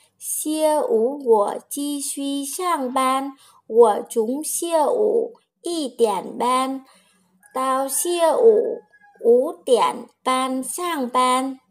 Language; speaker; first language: Chinese; non-native, learner; Vietnamese